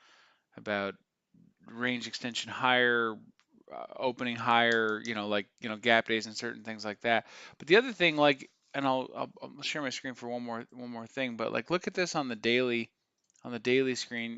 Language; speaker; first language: English; native; English